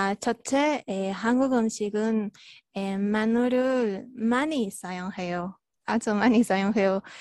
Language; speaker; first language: Korean; non-native, learner; Spanish